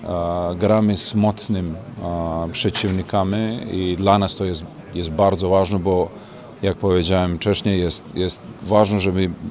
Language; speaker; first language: Polish; non-native, learner; Serbian